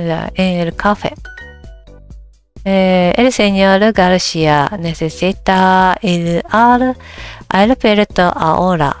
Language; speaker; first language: Spanish; non-native, learner; Japanese